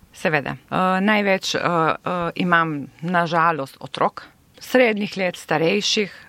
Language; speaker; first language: Slovenian; non-native, local second language; Serbian